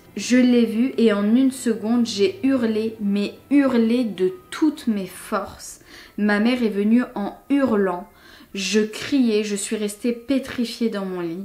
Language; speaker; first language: French; native; French